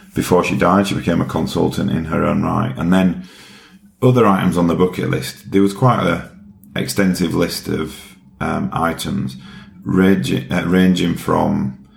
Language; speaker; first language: English; native; English